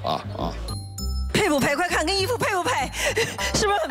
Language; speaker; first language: Chinese; native; Chinese